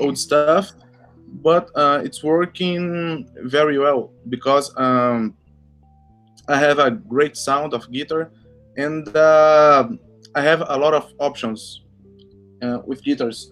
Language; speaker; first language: English; non-native, learner; Portuguese